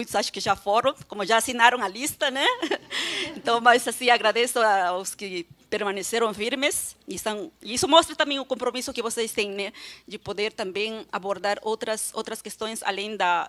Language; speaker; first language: Portuguese; non-native, fluent; Spanish